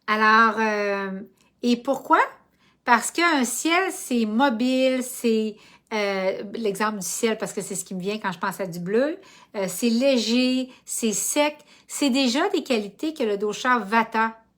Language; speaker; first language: French; native; French